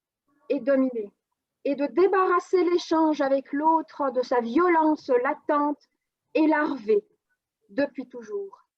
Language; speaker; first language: French; non-native, fluent; Arabic